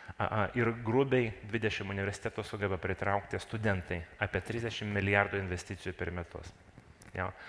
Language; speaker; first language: Lithuanian; non-native, local second language; Russian